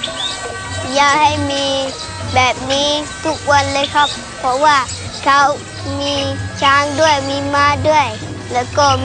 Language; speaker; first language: Thai; non-native, local second language; Malay